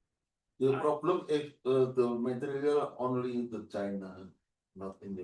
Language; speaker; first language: English; non-native, learner; Indonesian